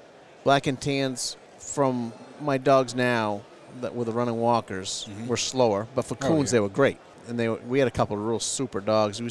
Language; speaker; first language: English; native; English